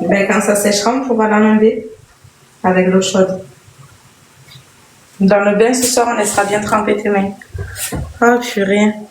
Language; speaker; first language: French; native; French